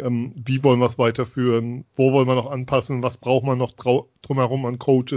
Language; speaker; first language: German; native; German